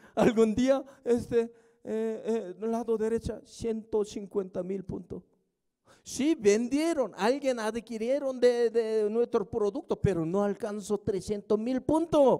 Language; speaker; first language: Spanish; non-native, fluent; Korean